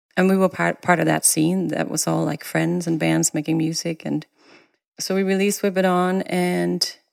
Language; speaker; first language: English; non-native, fluent; Danish